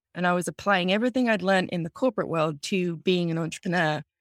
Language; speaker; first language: English; native; English